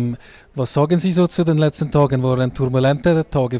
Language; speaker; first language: German; native; German